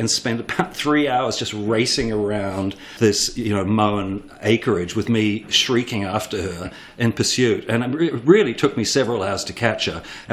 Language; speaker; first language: English; native; English